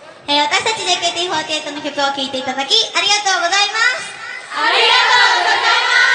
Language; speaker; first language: Japanese; non-native, learner; Indonesian